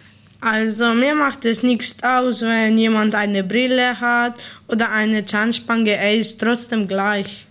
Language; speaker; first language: German; early bilingual, other home language; Polish